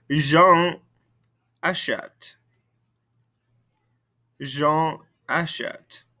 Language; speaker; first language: French; non-native, fluent; English